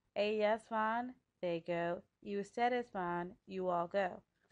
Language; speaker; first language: English; native; English